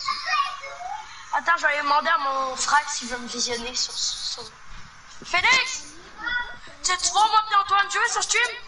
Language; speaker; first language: French; native; French